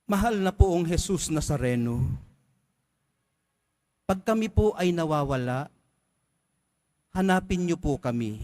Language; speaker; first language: Filipino; native; Filipino